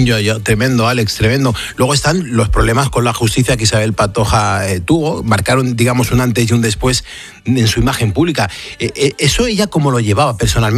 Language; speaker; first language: Spanish; native; Spanish